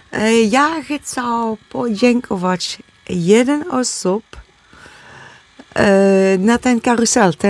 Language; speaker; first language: Polish; non-native, learner; Dutch